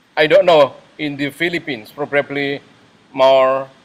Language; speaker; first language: English; non-native, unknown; Indonesian